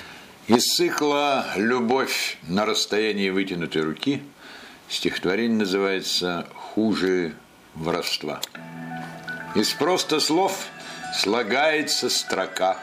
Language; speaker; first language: Russian; native; Russian